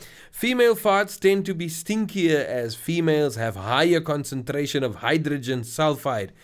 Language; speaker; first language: English; non-native, local second language; Afrikaans